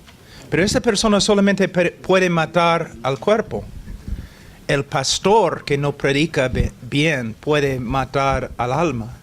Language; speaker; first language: Spanish; non-native, fluent; English